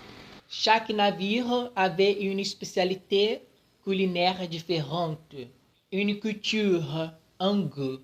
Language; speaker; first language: French; non-native, fluent; Portuguese